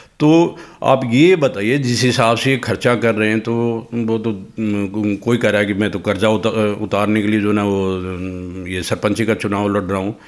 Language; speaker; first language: Hindi; native; Hindi